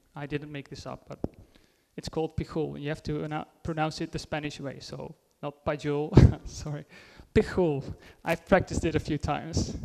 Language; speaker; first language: English; non-native, fluent; Dutch